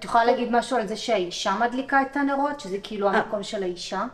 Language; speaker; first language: Hebrew; non-native, fluent; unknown